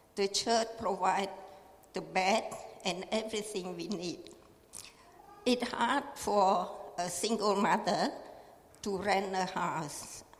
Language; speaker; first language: English; non-native, learner; Khmer